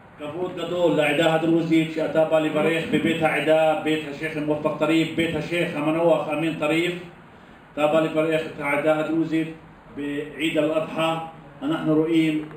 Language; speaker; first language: Hebrew; non-native, local second language; Arabic